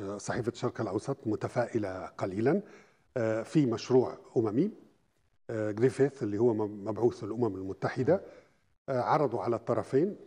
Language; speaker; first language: Arabic; native; Arabic